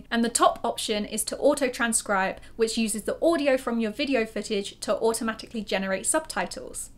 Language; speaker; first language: English; native; English